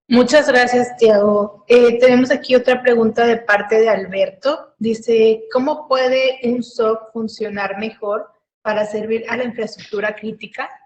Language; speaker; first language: Spanish; native; Spanish